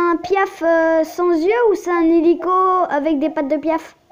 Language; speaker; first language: French; native; French